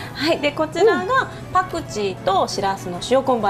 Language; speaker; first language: Japanese; native; Japanese